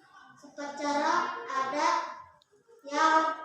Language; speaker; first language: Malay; non-native, local second language; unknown